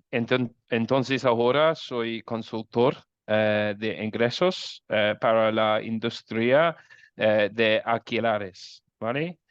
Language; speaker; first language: Spanish; non-native, learner; English